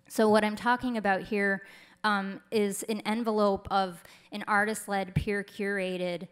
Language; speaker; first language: English; native; English